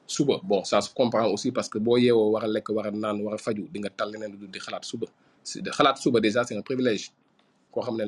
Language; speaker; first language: French; non-native, local second language; Fula